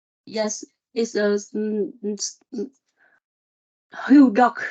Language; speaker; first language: English; non-native, learner; Vietnamese